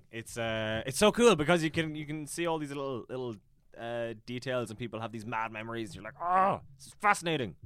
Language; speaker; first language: English; native; English